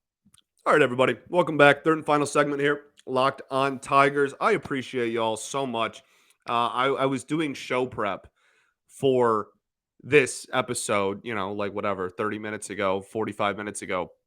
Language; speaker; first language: English; native; English